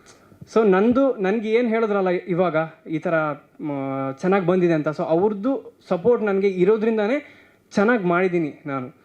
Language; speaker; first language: Kannada; non-native, local second language; Tulu